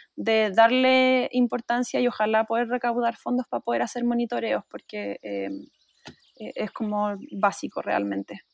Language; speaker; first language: Spanish; native; Spanish